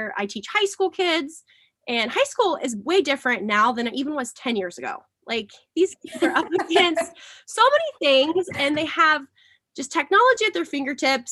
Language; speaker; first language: English; native; English